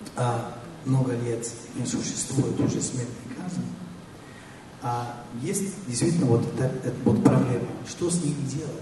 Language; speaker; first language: Russian; non-native, fluent; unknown